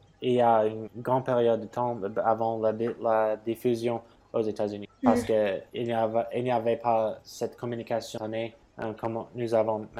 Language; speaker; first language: French; non-native, fluent; English